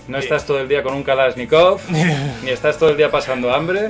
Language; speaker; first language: Spanish; native; Spanish